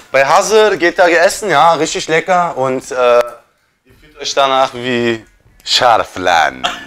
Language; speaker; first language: German; early bilingual, other home language; Turkish